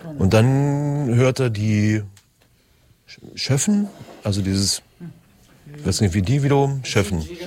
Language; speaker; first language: German; native; German